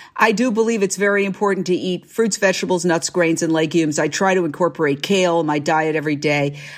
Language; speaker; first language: English; native; English